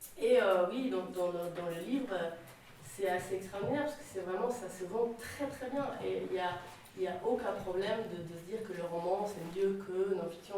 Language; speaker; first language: French; non-native, fluent; Polish